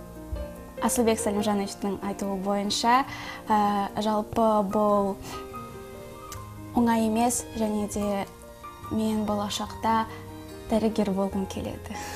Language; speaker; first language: Kazakh; non-native, local second language; Russian